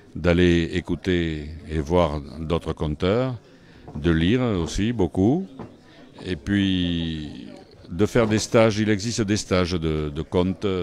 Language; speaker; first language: French; native; French